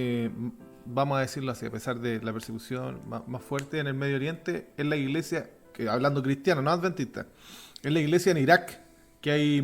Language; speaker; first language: Spanish; native; Spanish